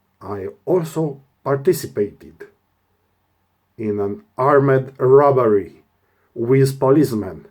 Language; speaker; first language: English; non-native, learner; Romanian